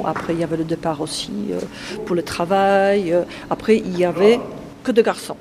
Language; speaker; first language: French; non-native, fluent; Polish